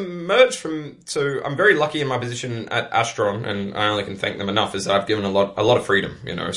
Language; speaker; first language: English; native; English